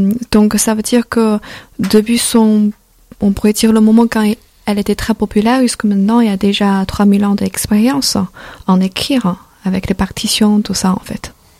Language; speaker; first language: French; non-native, fluent; Chinese